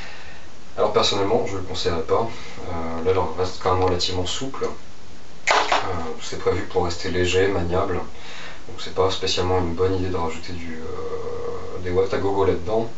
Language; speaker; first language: French; native; French